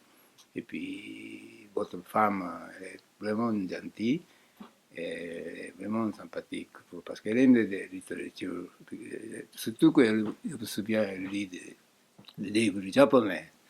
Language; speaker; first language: French; non-native, fluent; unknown